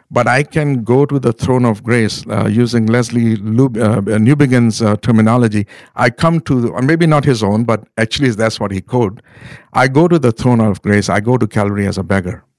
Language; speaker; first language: English; non-native, local second language; Urdu